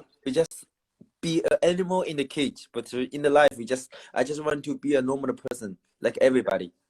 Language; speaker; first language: English; non-native, learner; Chinese